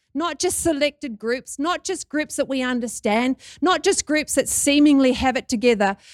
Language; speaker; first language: English; native; English